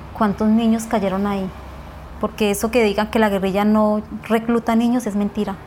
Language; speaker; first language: Spanish; native; Spanish